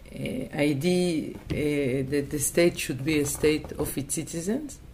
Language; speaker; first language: English; non-native, fluent; Hebrew